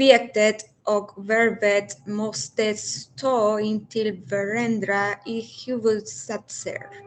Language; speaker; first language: Swedish; non-native, learner; Spanish